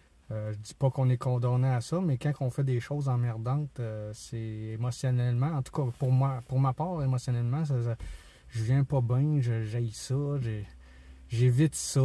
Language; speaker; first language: French; native; French